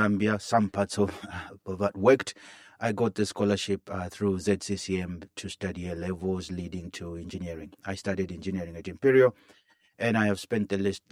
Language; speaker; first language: English; non-native, local second language; Bemba